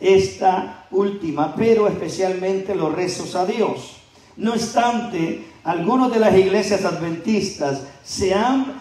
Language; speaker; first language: Spanish; native; Spanish